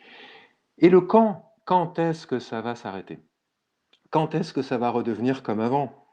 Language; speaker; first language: French; native; French